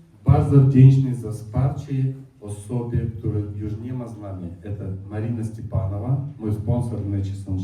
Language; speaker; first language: Polish; non-native, learner; Russian